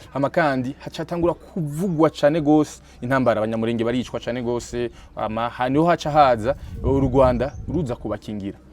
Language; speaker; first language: Rundi; native; Rundi